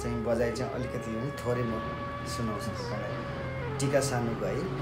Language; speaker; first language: Nepali; native; Nepali